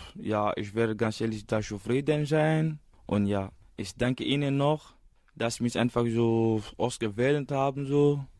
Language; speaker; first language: German; non-native, learner; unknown